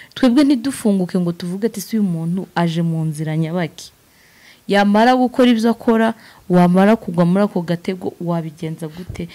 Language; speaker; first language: Kinyarwanda; native; Kinyarwanda